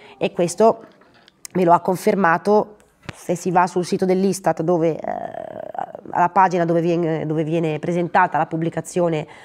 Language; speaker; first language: Italian; native; Italian